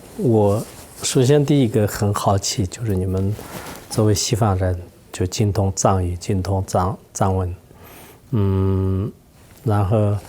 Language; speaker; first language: Chinese; non-native, local second language; Tibetan